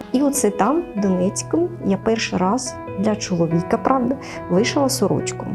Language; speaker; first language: Ukrainian; native; Ukrainian